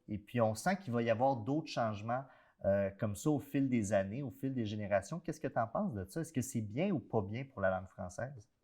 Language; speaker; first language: French; native; French